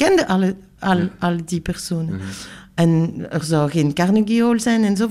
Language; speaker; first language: Dutch; non-native, local second language; French